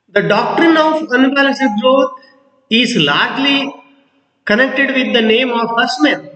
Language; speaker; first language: English; non-native, local second language; Kannada